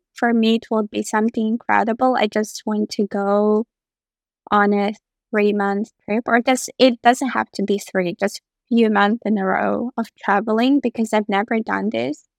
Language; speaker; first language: English; non-native, fluent; Russian